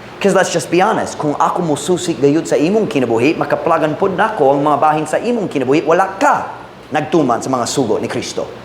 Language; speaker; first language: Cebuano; non-native, fluent; English